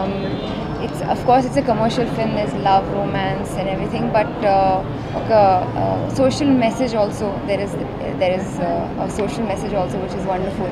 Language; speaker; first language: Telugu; non-native, learner; Kannada